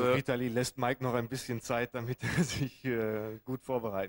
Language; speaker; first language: German; native; German